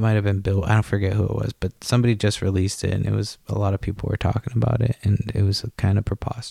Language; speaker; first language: English; native; English